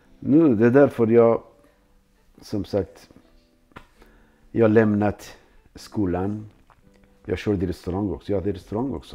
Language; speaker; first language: Swedish; non-native, learner; Persian